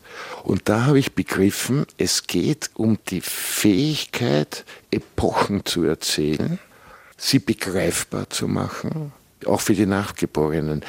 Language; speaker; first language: German; native; German